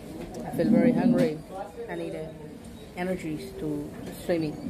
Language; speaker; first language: English; non-native, learner; Hindi